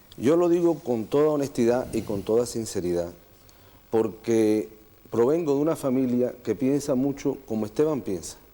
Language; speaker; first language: Spanish; native; Spanish